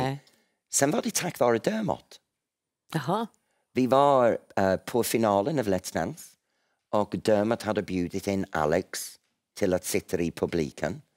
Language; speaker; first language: Swedish; non-native, fluent; English